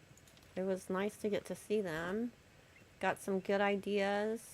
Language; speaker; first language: English; native; English